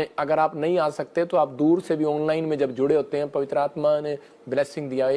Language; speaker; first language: Hindi; non-native, local second language; Punjabi